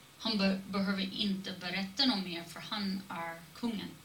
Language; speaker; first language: Swedish; non-native, learner; English